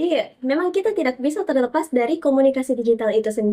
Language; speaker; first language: Indonesian; native; Indonesian